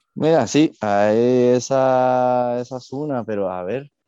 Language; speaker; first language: Spanish; native; Spanish